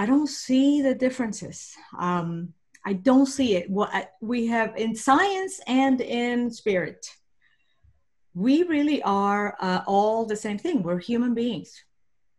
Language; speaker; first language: English; non-native, fluent; Spanish